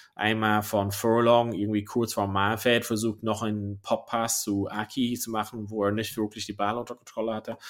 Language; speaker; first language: German; non-native, fluent; English